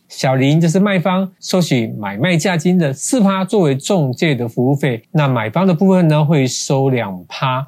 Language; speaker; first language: Chinese; native; Chinese